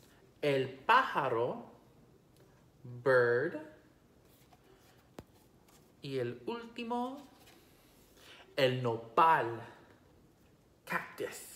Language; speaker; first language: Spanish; non-native, fluent; English